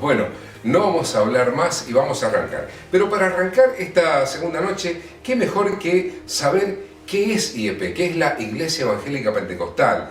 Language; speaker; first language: Spanish; native; Spanish